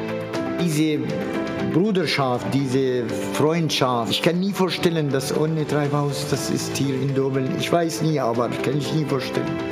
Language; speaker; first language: German; non-native, learner; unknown